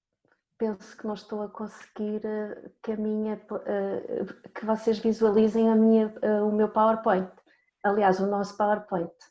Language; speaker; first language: Portuguese; native; Portuguese